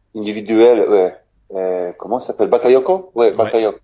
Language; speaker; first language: French; non-native, fluent; Polish